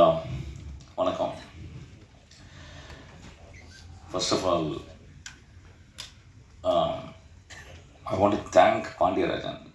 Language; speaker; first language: Tamil; native; Tamil